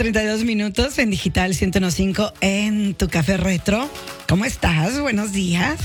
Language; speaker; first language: Spanish; native; Spanish